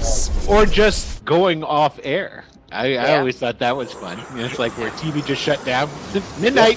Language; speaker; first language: English; native; English